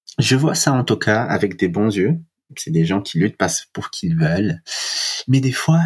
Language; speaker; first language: French; non-native, fluent; Portuguese